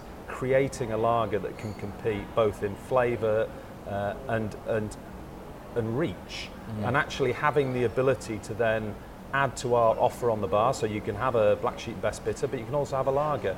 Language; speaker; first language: English; native; English